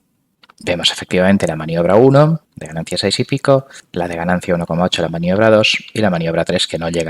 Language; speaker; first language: Spanish; native; Spanish